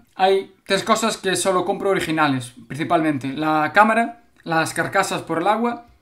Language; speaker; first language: Spanish; native; Spanish